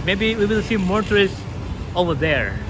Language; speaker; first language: English; non-native, fluent; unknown